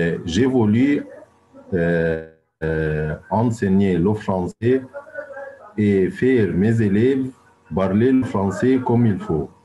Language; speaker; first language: French; non-native, fluent; Arabic